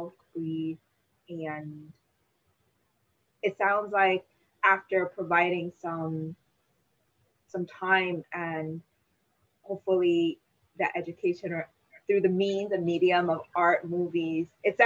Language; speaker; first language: English; native; English